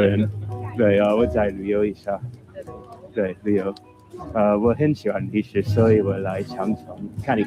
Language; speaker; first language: Chinese; non-native, learner; English